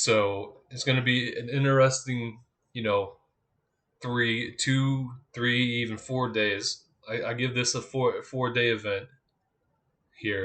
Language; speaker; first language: English; native; English